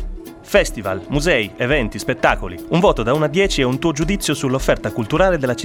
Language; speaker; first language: Italian; native; Italian